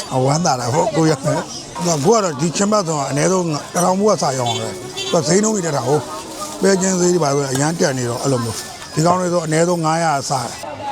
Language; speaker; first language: Burmese; native; Burmese